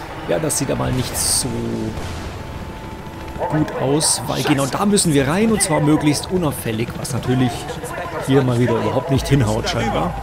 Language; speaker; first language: German; native; German